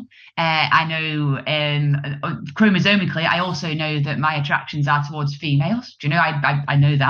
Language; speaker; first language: English; native; English